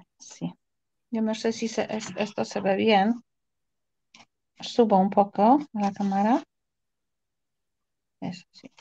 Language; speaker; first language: Spanish; non-native, fluent; Polish